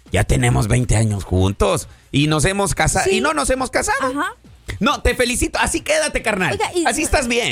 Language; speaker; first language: Spanish; native; Spanish